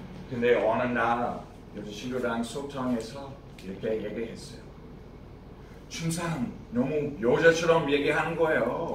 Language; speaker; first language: Korean; non-native, fluent; English